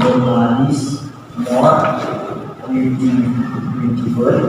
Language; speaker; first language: English; non-native, learner; Indonesian